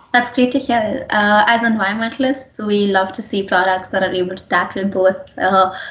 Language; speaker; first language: English; non-native, local second language; Hindi